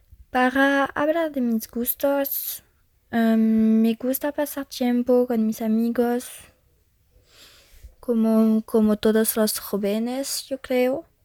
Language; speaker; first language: Spanish; non-native, learner; French